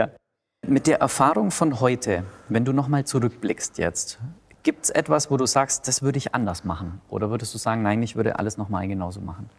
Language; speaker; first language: German; native; German